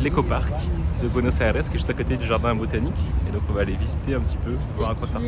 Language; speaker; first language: French; native; French